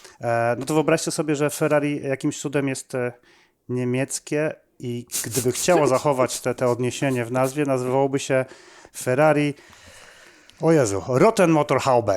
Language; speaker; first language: Polish; native; Polish